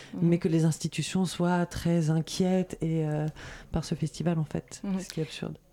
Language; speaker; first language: French; native; French